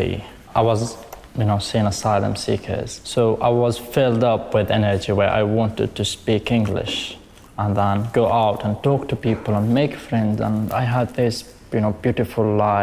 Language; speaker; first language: English; non-native, learner; Arabic